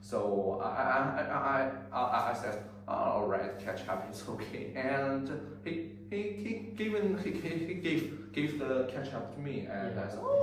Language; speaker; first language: English; non-native, learner; Chinese